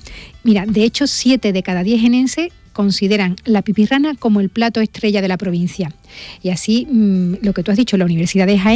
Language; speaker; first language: Spanish; native; Spanish